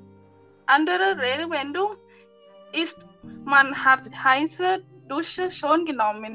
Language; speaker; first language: German; non-native, learner; Thai